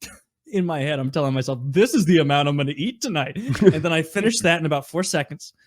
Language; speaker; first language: English; native; English